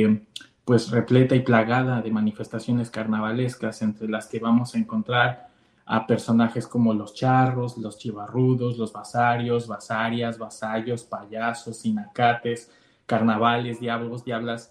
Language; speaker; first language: Spanish; native; Spanish